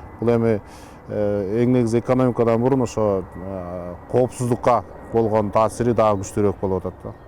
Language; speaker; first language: Kyrgyz; native; Kyrgyz